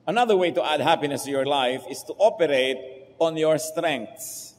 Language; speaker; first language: English; non-native, local second language; Filipino